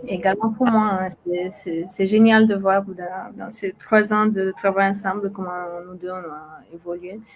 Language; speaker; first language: French; non-native, fluent; Romanian